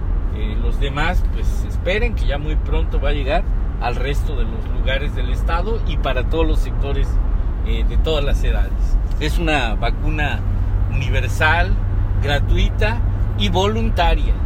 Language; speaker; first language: Spanish; native; Spanish